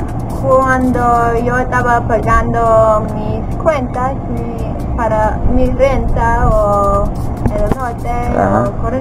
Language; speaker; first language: Spanish; non-native, learner; English